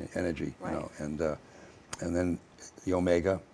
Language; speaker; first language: English; native; English